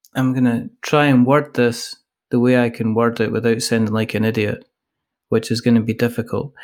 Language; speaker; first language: English; native; English